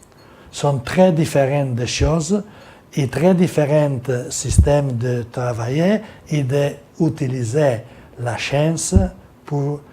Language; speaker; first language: French; non-native, learner; Italian